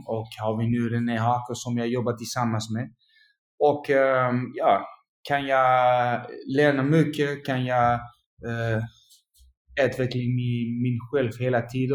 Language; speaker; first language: Swedish; non-native, learner; Dutch